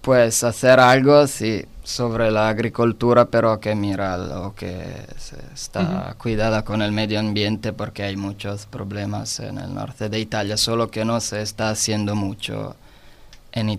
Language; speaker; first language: Spanish; non-native, learner; Italian